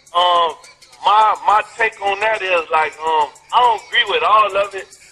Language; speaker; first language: English; native; English